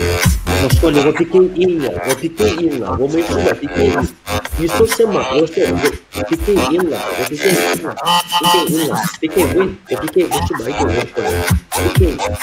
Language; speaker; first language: Chinese; non-native, learner; Russian